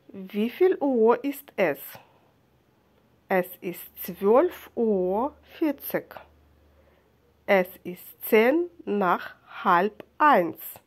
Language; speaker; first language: German; non-native, fluent; Russian